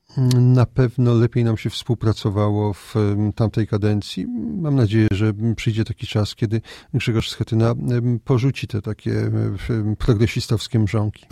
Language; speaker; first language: Polish; native; Polish